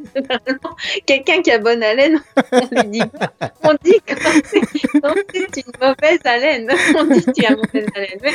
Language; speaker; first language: French; native; French